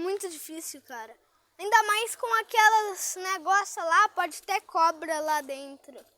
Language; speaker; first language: Portuguese; native; Portuguese